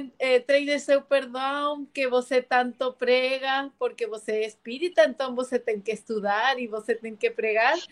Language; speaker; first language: Portuguese; non-native, learner; Spanish